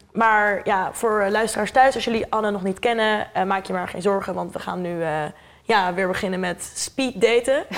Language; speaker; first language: Dutch; native; Dutch